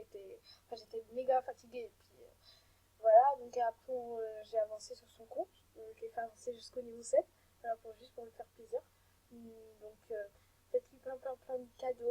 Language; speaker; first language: French; native; French